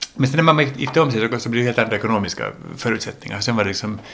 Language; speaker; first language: Swedish; early bilingual, other home language; English